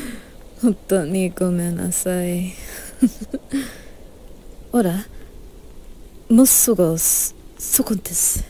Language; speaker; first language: Japanese; non-native, learner; English